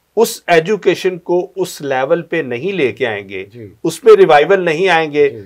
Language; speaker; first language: Urdu; non-native, local second language; Punjabi